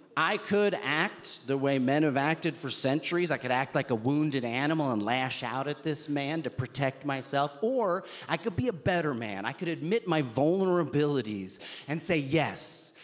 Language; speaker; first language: English; native; English